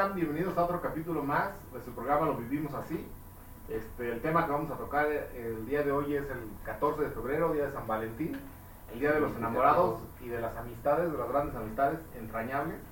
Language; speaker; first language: Spanish; native; Spanish